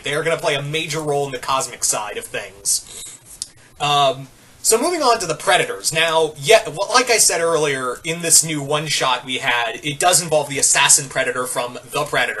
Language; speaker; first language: English; native; English